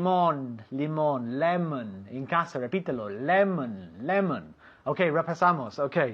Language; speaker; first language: Spanish; non-native, fluent; English